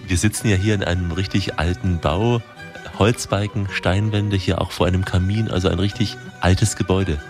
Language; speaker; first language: German; native; German